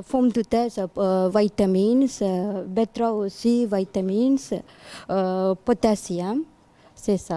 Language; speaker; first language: French; non-native, learner; Tamil